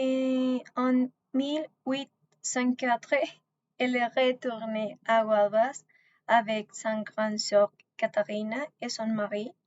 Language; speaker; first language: French; non-native, learner; Spanish